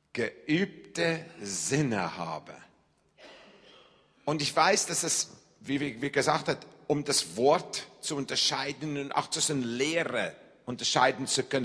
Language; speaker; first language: German; non-native, fluent; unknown